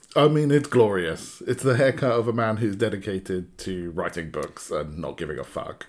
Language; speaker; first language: English; native; English